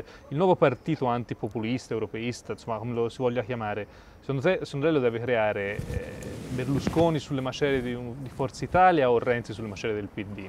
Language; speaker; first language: Italian; native; Italian